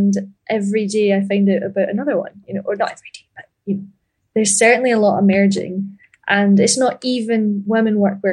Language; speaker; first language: English; native; English